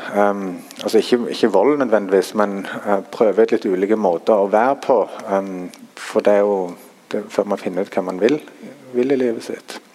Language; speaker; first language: Norwegian; early bilingual, other home language; German